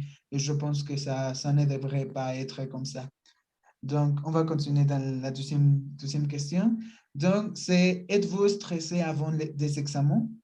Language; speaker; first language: French; non-native, learner; Spanish